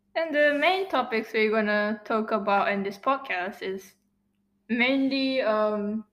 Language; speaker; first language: English; non-native, fluent; Japanese